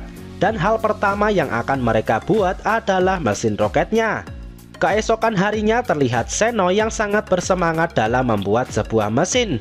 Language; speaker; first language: Indonesian; native; Indonesian